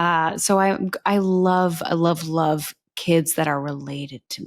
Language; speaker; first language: English; native; English